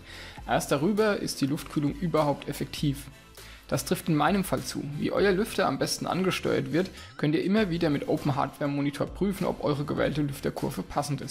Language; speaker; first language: German; native; German